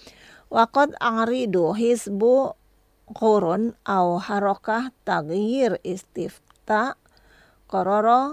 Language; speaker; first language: Arabic; non-native, fluent; Indonesian